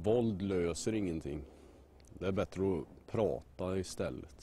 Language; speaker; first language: Swedish; native; Swedish